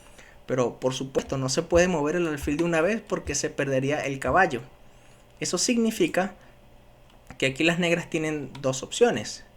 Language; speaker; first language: Spanish; native; Spanish